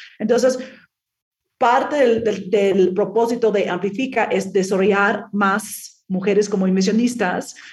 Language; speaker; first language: Spanish; non-native, fluent; English